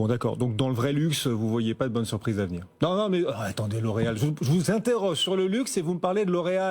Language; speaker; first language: French; native; French